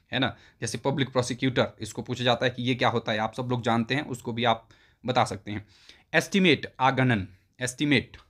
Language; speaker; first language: Hindi; native; Hindi